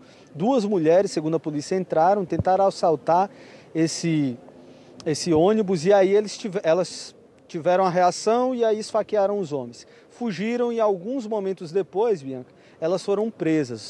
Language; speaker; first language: Portuguese; native; Portuguese